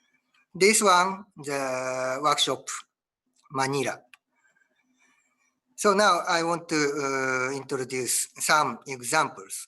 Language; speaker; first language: English; non-native, learner; Japanese